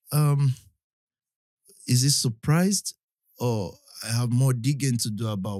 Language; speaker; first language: English; non-native, local second language; Yoruba